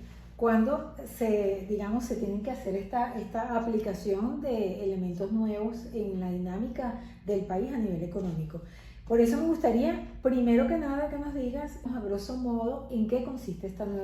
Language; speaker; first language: Spanish; native; Spanish